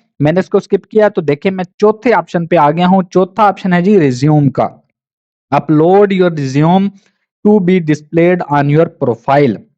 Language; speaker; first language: Urdu; non-native, local second language; Punjabi